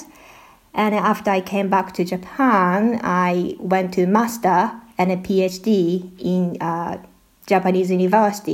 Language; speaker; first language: English; non-native, learner; Japanese